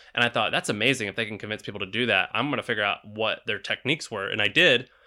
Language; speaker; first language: English; native; English